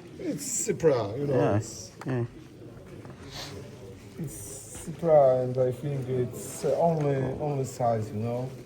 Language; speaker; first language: English; non-native, learner; Polish